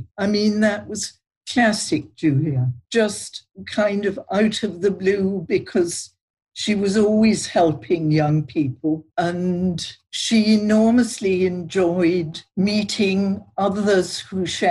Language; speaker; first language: English; native; English